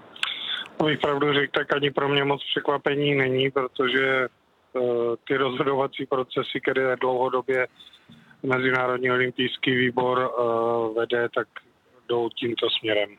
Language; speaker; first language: Czech; native; Czech